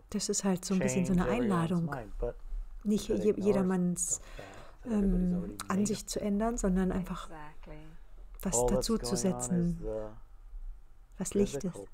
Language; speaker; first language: German; native; German